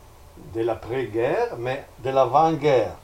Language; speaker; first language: French; non-native, fluent; Italian